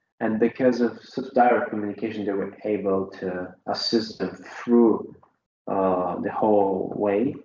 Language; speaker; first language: English; non-native, fluent; Polish